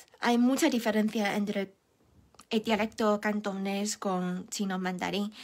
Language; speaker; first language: Spanish; non-native, fluent; Chinese